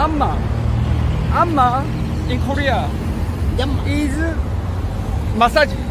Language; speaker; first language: English; non-native, learner; Korean